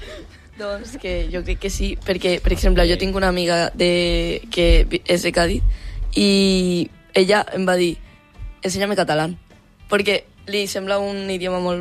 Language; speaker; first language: Catalan; non-native, local second language; Spanish